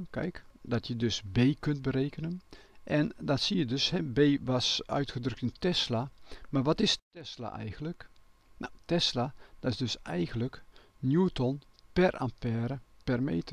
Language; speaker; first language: Dutch; native; Dutch